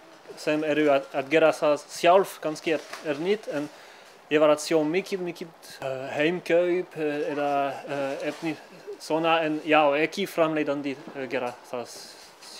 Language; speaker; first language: Icelandic; non-native, learner; Swiss German